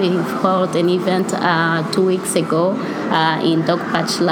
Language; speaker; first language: English; non-native, local second language; Kinyarwanda